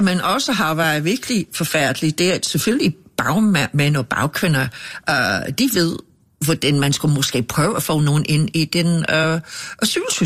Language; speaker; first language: Danish; non-native, fluent; English